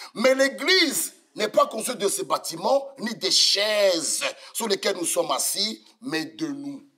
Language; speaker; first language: French; non-native, fluent; Lingala